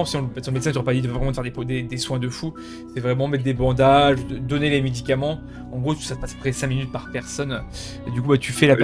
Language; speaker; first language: French; native; French